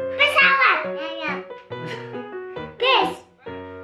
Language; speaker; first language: Indonesian; native; Indonesian